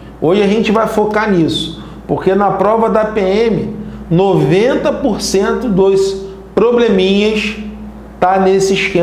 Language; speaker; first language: Portuguese; native; Portuguese